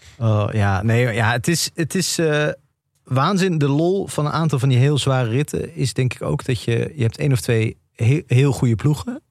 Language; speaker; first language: Dutch; native; Dutch